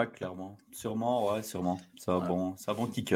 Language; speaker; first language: French; native; French